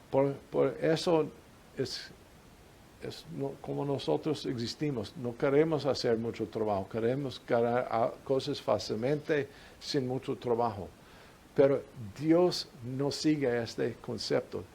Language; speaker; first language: Spanish; non-native, fluent; English